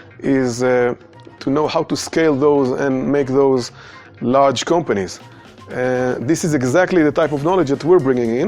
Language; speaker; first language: English; non-native, fluent; Hebrew